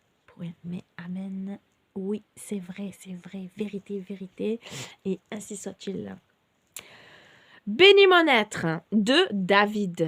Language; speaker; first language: French; native; French